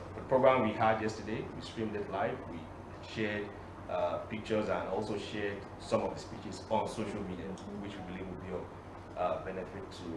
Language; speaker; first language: English; non-native, local second language; Yoruba